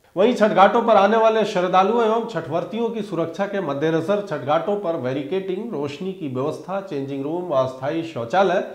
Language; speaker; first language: Hindi; native; Hindi